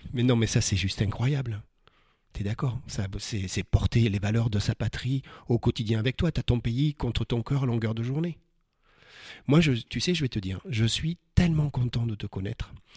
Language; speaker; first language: French; native; French